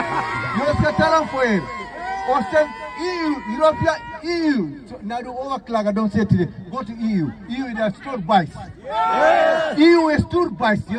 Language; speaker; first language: Swedish; non-native, fluent; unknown